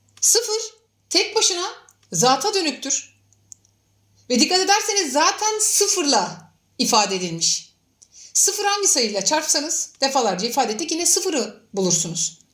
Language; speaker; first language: Turkish; native; Turkish